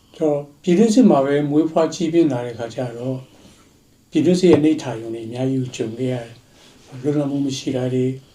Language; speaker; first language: Burmese; native; Burmese